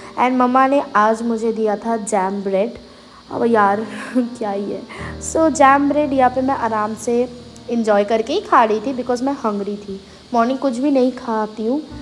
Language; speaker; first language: Hindi; non-native, local second language; Bangla